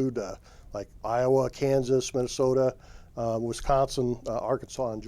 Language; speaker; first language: English; native; English